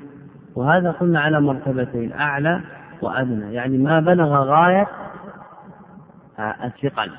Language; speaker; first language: Arabic; native; Arabic